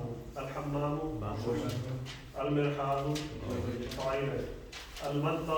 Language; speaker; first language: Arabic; non-native, fluent; Urdu